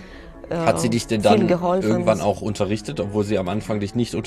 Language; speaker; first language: German; native; German